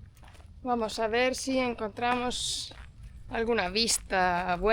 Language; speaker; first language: Spanish; non-native, fluent; Portuguese